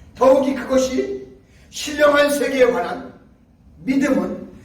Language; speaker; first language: Korean; native; Korean